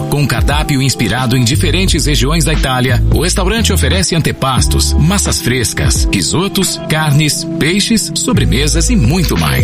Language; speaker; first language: Portuguese; native; Portuguese